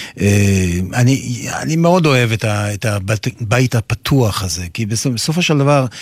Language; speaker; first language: Hebrew; non-native, fluent; French